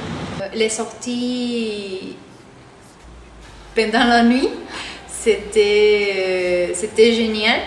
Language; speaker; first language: French; non-native, learner; Spanish